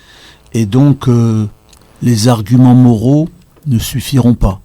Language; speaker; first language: French; native; French